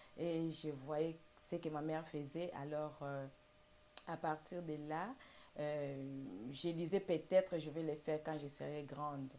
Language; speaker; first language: French; non-native, local second language; Lingala